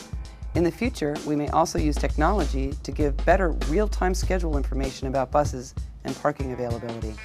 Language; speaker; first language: English; native; English